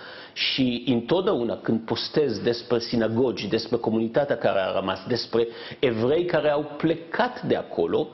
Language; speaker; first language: Romanian; non-native, fluent; Hebrew